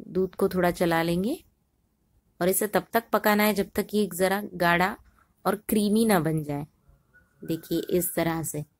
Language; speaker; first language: Hindi; non-native, local second language; Marathi